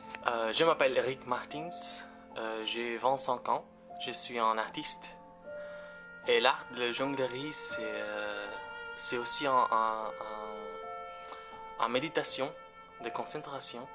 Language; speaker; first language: French; non-native, fluent; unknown